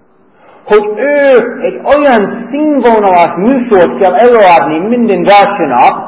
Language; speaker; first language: Hungarian; non-native, fluent; English